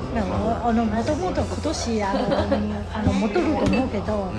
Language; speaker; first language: Japanese; non-native, fluent; Chinese